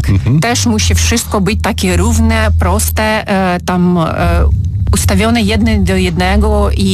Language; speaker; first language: Polish; non-native, fluent; Ukrainian